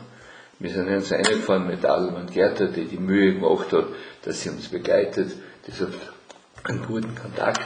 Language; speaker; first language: German; native; German